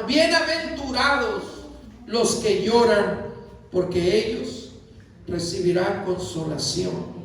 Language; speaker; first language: Spanish; native; Spanish